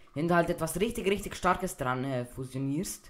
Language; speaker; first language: German; native; German